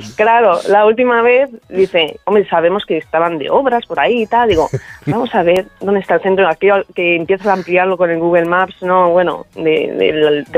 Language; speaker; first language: Spanish; native; Spanish